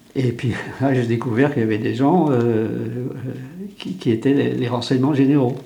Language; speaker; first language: French; non-native, local second language; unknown